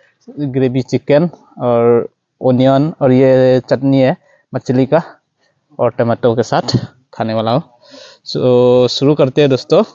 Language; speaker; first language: Hindi; non-native, local second language; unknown